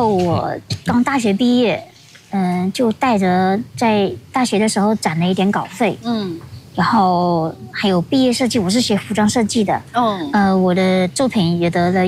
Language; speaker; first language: Chinese; non-native, local second language; Hakka Chinese